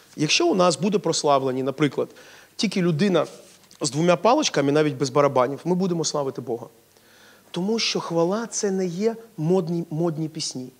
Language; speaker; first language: Ukrainian; non-native, local second language; Russian